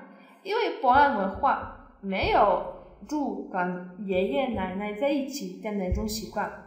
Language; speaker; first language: Chinese; non-native, fluent; Polish